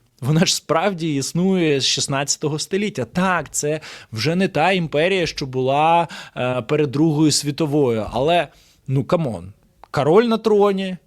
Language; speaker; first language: Ukrainian; non-native, local second language; Russian